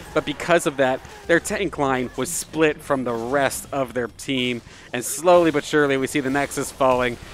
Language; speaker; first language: English; native; English